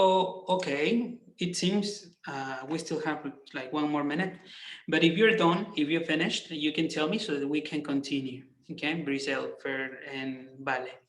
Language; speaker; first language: English; non-native, fluent; Spanish